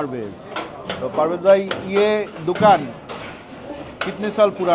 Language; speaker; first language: Hindi; non-native, learner; Bangla